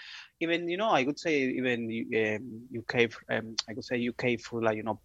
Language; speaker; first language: English; non-native, fluent; Spanish